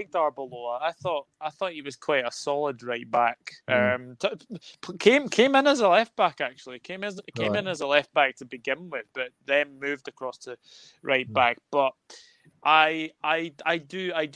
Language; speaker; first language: English; native; English